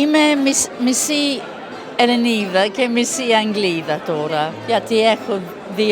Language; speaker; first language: Greek; non-native, learner; English